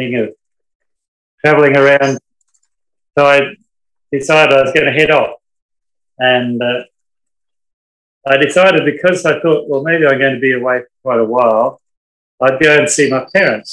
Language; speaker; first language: English; native; English